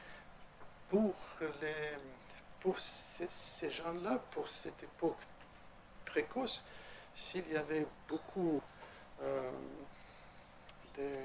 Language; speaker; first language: French; non-native, fluent; Russian